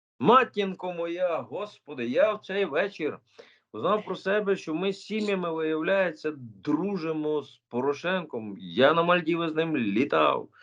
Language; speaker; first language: Ukrainian; native; Ukrainian